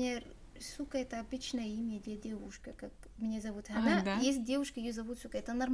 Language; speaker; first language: Russian; non-native, learner; Arabic